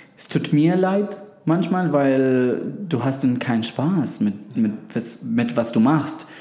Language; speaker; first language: German; non-native, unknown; Arabic